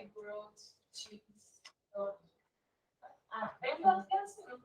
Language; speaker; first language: Portuguese; non-native, local second language; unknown